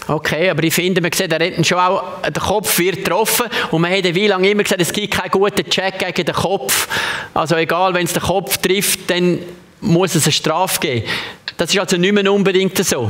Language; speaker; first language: German; native; German